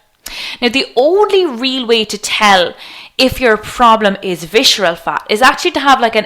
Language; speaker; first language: English; native; English